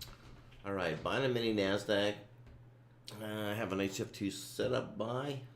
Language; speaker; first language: English; native; English